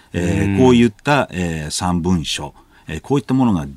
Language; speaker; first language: Japanese; native; Japanese